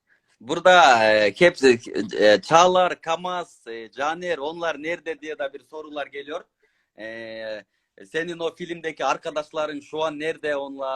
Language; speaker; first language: Turkish; non-native, learner; Kyrgyz